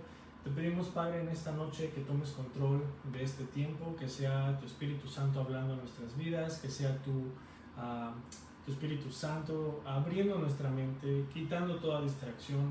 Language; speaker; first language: Spanish; native; Spanish